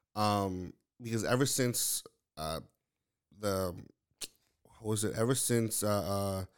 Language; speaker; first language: English; native; English